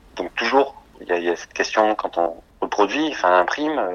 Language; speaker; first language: French; native; French